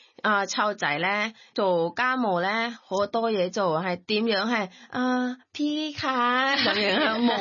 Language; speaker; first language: Cantonese; non-native, learner; Thai